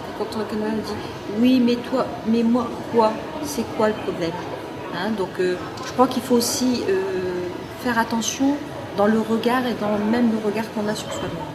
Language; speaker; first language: French; early bilingual, other home language; Arabic